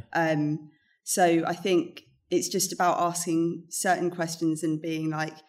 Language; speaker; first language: English; native; English